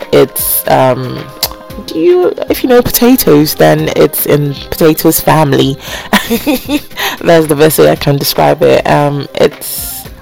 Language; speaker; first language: English; non-native, local second language; Akan